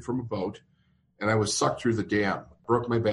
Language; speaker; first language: English; native; English